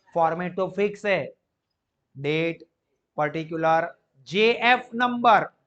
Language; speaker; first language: Hindi; non-native, local second language; Gujarati